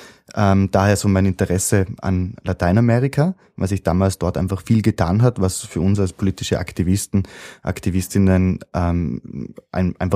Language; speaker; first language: German; native; German